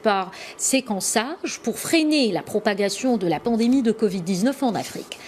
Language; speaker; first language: French; non-native, local second language; Arabic